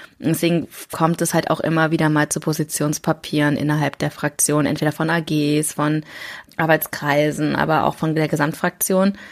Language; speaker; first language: German; early bilingual, other home language; Korean